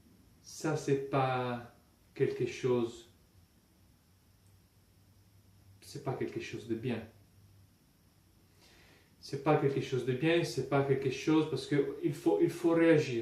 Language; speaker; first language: French; non-native, fluent; Italian